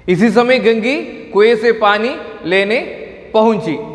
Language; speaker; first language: Hindi; non-native, local second language; Malayalam